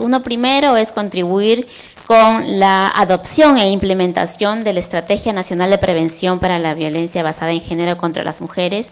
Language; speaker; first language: Spanish; native; Spanish